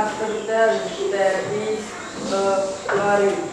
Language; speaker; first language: English; non-native, learner; Indonesian